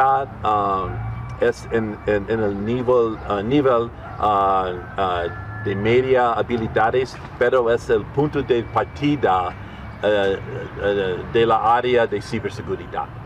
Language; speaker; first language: Spanish; non-native, learner; English